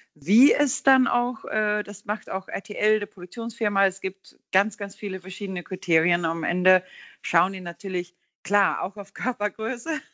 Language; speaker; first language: German; non-native, fluent; Swedish